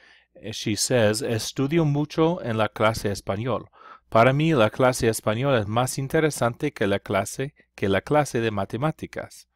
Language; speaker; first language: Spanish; non-native, fluent; English